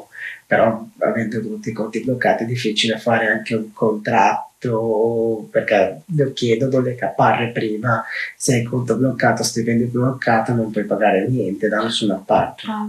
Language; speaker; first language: Italian; non-native, fluent; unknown